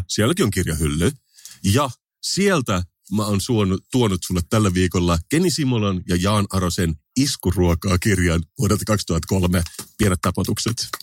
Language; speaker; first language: Finnish; native; Finnish